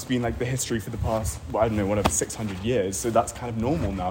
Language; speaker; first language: English; native; English